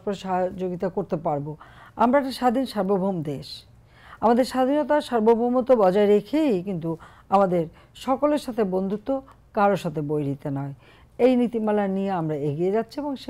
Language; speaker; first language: Bangla; native; Bangla